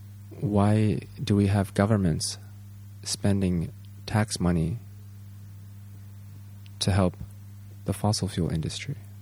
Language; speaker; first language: English; native; English